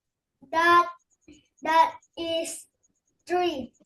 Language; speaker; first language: English; non-native, learner; Indonesian